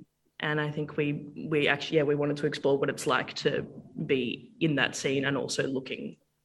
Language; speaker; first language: English; native; English